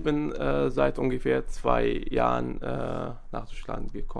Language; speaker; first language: German; non-native, fluent; Arabic